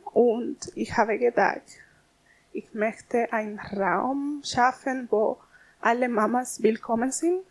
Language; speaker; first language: German; non-native, learner; Spanish